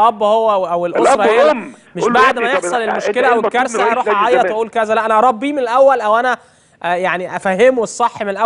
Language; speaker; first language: Arabic; native; Arabic